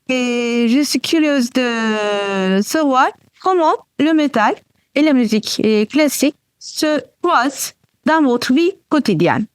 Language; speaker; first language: French; non-native, fluent; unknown